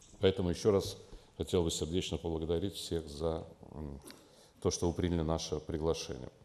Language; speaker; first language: Russian; native; Russian